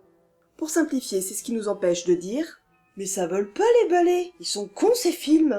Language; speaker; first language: French; native; French